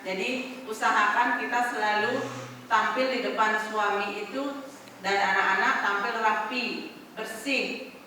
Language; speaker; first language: Indonesian; native; Indonesian